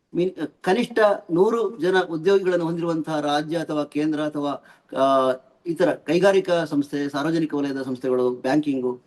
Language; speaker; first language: Kannada; native; Kannada